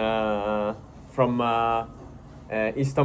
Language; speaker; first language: English; non-native, fluent; Italian